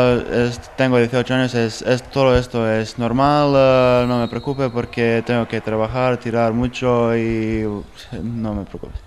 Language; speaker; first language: Spanish; non-native, fluent; Bosnian